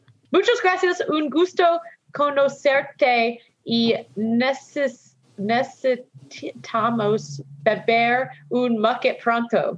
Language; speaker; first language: Spanish; non-native, learner; English